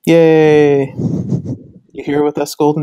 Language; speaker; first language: English; native; English